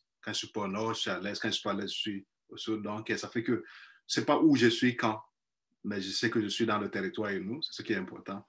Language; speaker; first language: French; non-native, fluent; Igbo